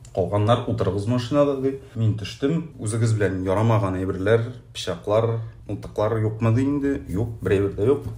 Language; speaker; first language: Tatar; native; Tatar